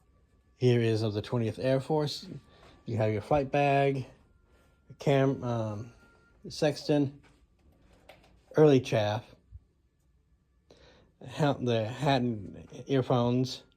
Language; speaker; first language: English; native; English